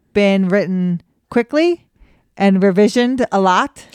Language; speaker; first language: English; native; English